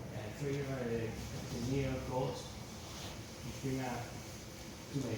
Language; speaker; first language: English; non-native, learner; Spanish